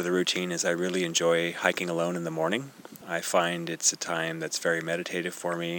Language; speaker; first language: English; native; English